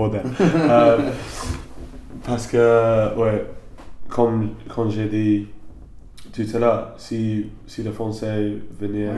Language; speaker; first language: French; non-native, learner; English